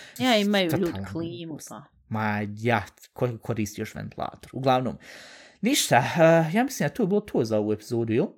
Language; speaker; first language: Bosnian; early bilingual, heritage; Bosnian